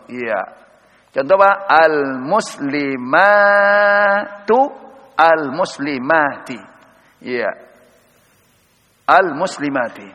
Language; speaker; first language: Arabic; non-native, fluent; Indonesian